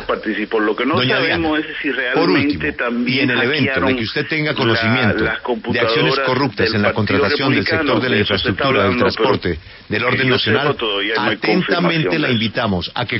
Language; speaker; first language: Spanish; native; Spanish